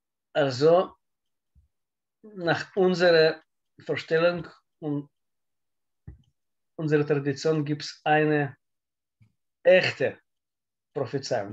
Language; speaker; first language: German; non-native, learner; Russian